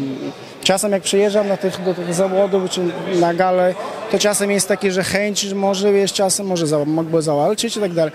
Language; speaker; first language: Polish; non-native, fluent; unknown